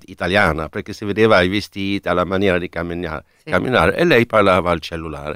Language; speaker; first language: Italian; non-native, fluent; Swedish